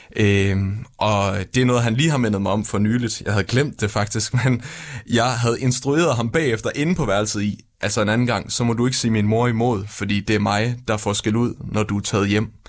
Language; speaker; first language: Danish; native; Danish